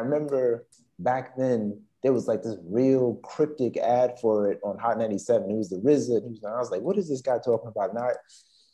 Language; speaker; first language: English; native; English